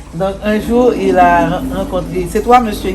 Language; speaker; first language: French; non-native, fluent; English